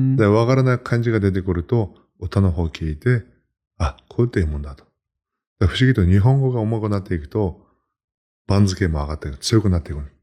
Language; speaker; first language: Japanese; non-native, fluent; Mongolian